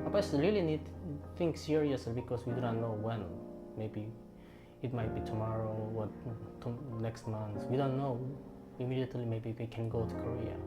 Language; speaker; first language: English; non-native, fluent; Korean